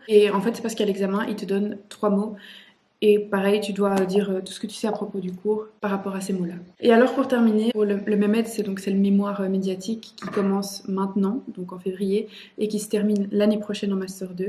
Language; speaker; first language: French; native; French